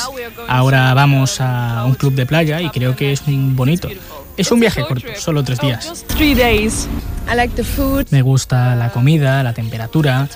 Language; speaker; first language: Spanish; non-native, learner; German